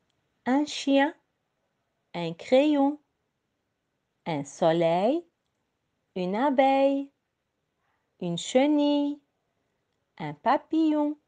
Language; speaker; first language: French; non-native, local second language; Arabic